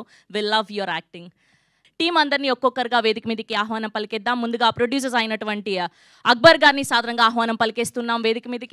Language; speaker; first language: Telugu; native; Telugu